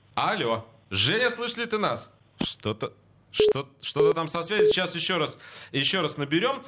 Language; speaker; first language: Russian; native; Russian